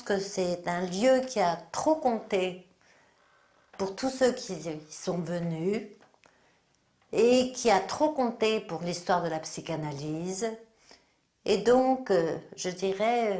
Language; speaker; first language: French; native; French